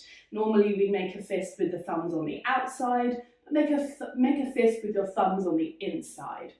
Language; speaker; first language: English; native; English